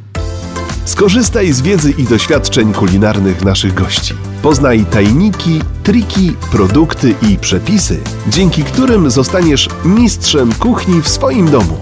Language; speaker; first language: Polish; native; Polish